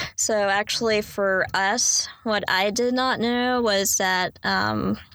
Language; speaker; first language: English; native; English